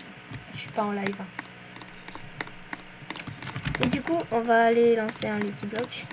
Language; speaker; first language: French; native; French